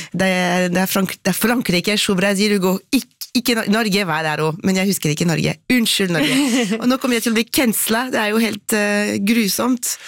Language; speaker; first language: Norwegian; non-native, fluent; French